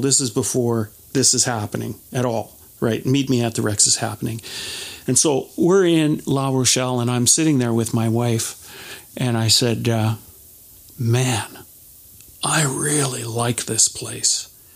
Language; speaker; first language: English; native; English